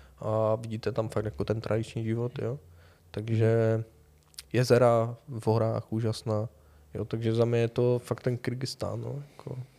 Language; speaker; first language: Czech; native; Czech